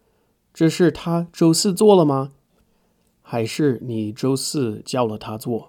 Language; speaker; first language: Chinese; non-native, fluent; English